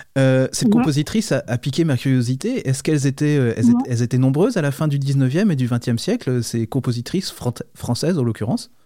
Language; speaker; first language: French; native; French